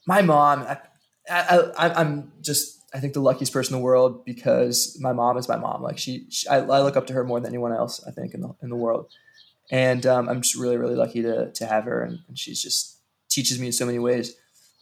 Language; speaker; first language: English; native; English